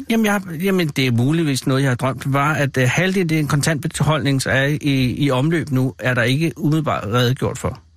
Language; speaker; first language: Danish; native; Danish